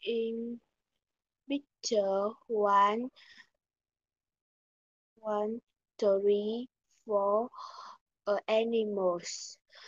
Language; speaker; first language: English; non-native, learner; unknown